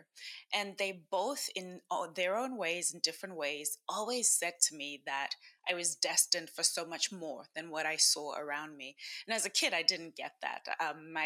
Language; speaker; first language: English; non-native, local second language; Shona